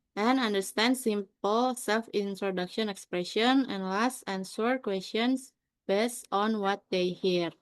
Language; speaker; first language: English; non-native, fluent; Indonesian